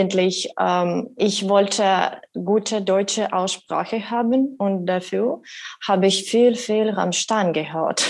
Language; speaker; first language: German; non-native, learner; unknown